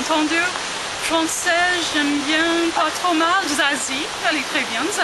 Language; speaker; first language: French; non-native, fluent; English